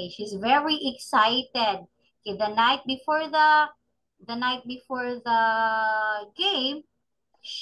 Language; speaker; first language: English; non-native, fluent; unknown